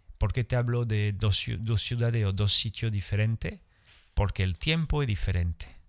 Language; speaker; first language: Spanish; non-native, fluent; French